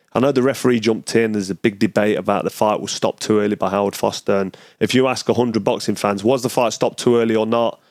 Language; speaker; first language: English; native; English